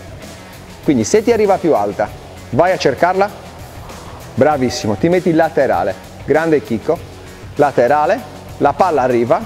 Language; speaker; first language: Italian; native; Italian